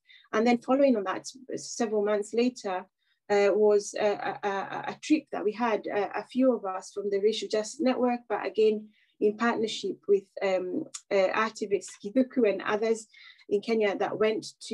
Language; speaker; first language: English; non-native, local second language; Kikuyu